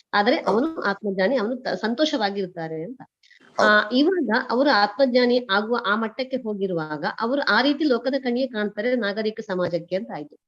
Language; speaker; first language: Kannada; native; Kannada